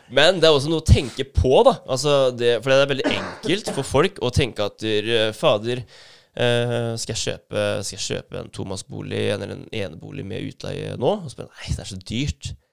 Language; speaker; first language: Norwegian; native; Norwegian